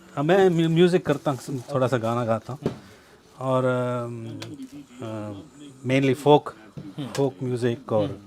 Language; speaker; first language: Hindi; non-native, local second language; Kannada